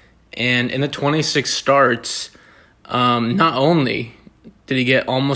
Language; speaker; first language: English; native; English